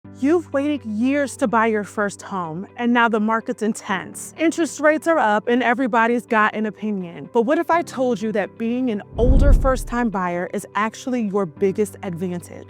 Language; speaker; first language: English; native; English